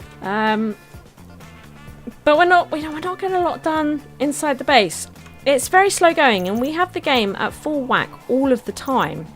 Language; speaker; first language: English; native; English